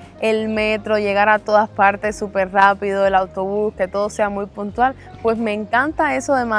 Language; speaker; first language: Spanish; native; Spanish